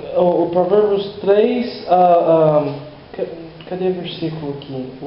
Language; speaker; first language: Portuguese; non-native, learner; English